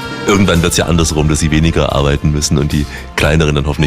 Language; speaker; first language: German; native; German